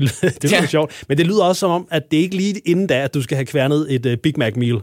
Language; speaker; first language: Danish; native; Danish